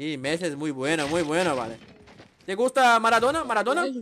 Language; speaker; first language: Spanish; non-native, learner; Portuguese